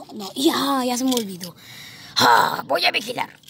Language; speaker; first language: Spanish; native; Spanish